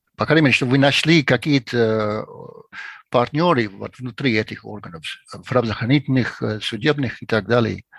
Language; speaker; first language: Russian; non-native, fluent; English